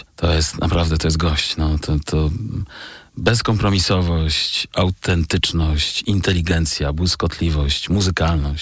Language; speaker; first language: Polish; native; Polish